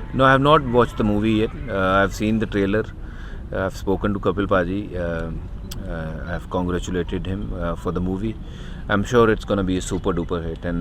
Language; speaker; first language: English; non-native, local second language; Punjabi